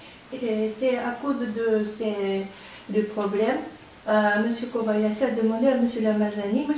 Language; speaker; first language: French; non-native, learner; Japanese